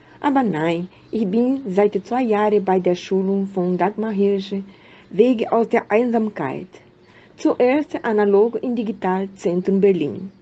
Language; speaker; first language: German; non-native, fluent; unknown